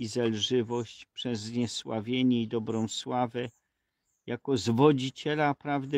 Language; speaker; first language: Polish; native; Polish